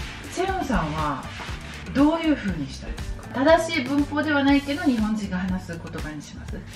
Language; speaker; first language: Japanese; native; Japanese